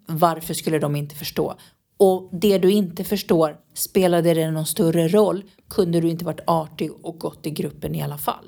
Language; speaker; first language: Swedish; native; Swedish